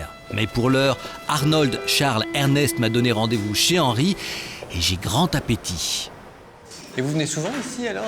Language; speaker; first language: French; native; French